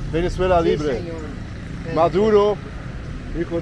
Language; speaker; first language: Spanish; non-native, learner; Luxembourgish